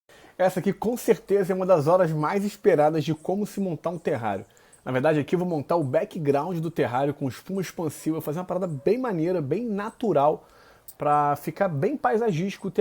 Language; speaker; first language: Portuguese; native; Portuguese